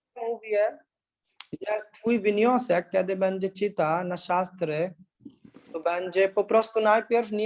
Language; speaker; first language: Polish; non-native, learner; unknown